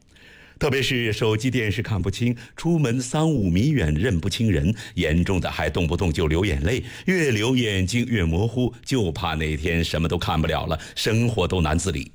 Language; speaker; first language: Chinese; native; Chinese